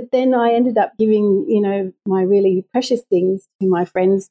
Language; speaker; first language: English; native; English